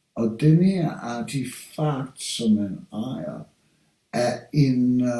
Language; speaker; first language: Danish; non-native, fluent; English